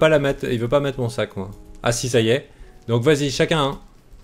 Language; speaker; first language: French; native; French